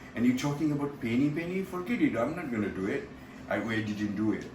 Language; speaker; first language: English; non-native, local second language; Bangla